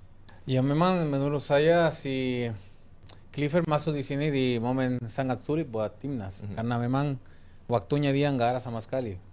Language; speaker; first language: Indonesian; non-native, fluent; Spanish